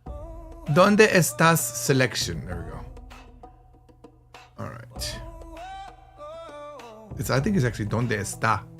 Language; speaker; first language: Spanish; non-native, learner; English